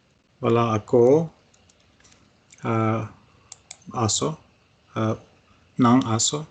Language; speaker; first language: Filipino; non-native, learner; Russian